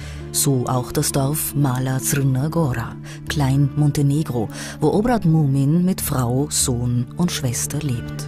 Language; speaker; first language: German; native; German